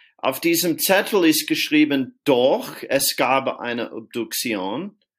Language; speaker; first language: German; non-native, fluent; English